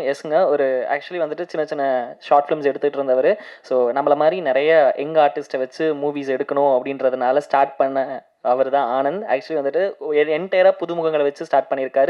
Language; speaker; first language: Tamil; native; Tamil